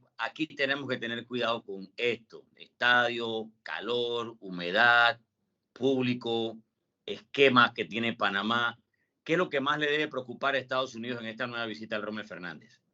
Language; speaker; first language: Spanish; native; Spanish